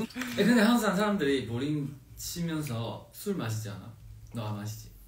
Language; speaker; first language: Korean; non-native, fluent; Chinese